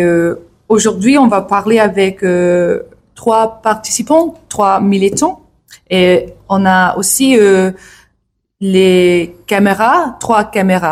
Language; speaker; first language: French; non-native, learner; English